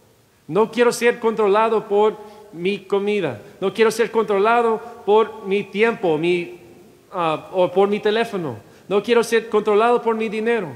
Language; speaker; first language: Spanish; non-native, fluent; English